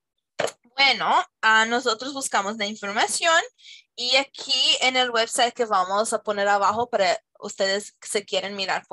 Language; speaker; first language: Spanish; non-native, fluent; English